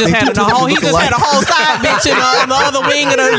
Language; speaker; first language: English; native; English